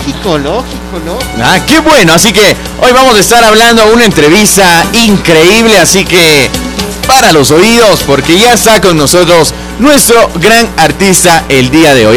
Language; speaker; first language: Spanish; native; Spanish